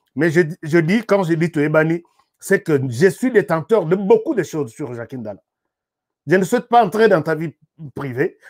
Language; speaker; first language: French; non-native, local second language; Lingala